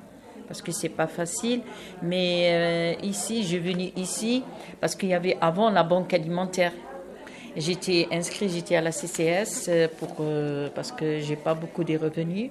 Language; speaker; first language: French; non-native, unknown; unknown